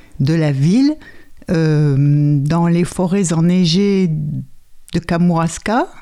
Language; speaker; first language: French; native; French